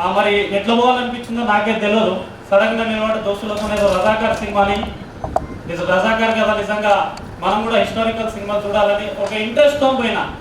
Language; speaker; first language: Telugu; non-native, local second language; Lambadi